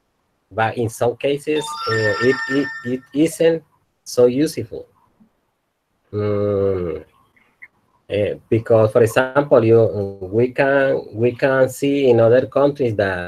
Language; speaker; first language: English; non-native, learner; Spanish